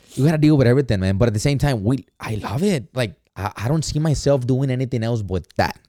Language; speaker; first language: English; non-native, fluent; Spanish